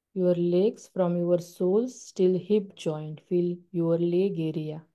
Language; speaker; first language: English; non-native, local second language; Marathi